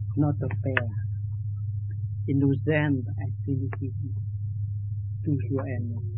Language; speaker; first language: French; non-native, learner; Vietnamese